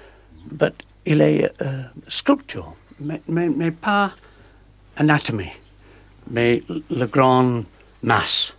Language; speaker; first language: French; non-native, learner; English